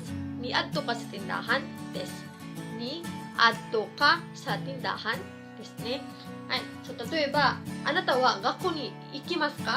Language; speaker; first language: Japanese; non-native, fluent; Cebuano